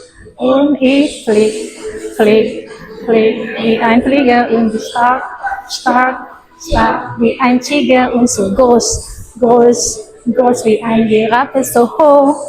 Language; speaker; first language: German; non-native, learner; Indonesian